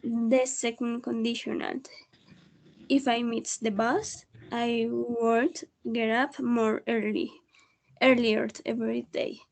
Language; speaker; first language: English; non-native, learner; Spanish